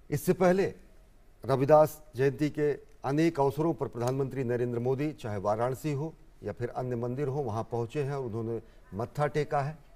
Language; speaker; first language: Hindi; native; Hindi